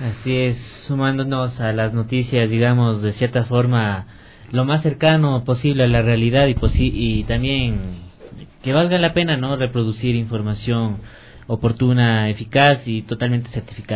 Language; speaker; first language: Spanish; native; Spanish